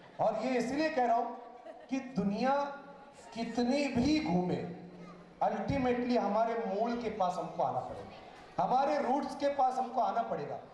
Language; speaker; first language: Hindi; non-native, local second language; Malayalam